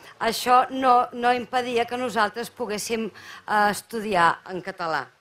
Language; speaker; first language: Catalan; native; Catalan